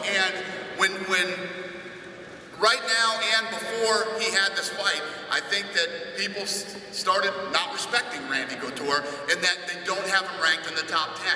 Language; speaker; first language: English; native; English